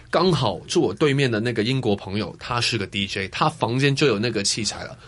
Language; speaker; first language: Chinese; non-native, fluent; Cantonese